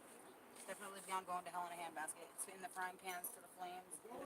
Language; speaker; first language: English; native; English